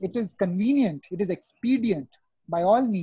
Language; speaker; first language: English; non-native, local second language; Hindi